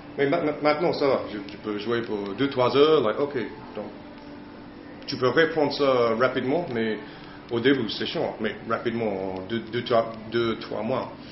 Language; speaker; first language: French; non-native, learner; English